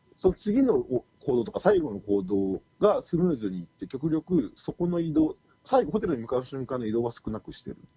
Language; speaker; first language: Japanese; native; Japanese